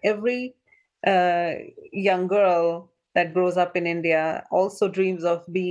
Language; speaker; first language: English; non-native, local second language; Punjabi